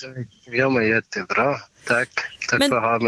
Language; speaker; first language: Swedish; non-native, fluent; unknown